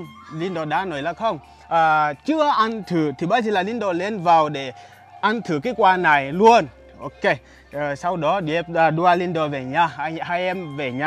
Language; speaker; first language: Vietnamese; non-native, learner; Portuguese